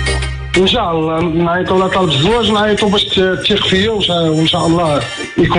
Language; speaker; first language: Arabic; native; Arabic